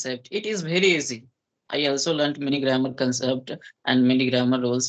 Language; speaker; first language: English; non-native, local second language; Hindi